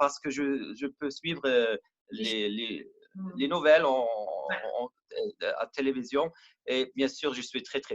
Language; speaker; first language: French; non-native, learner; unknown